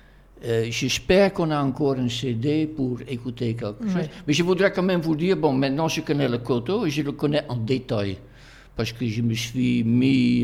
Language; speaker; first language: French; non-native, fluent; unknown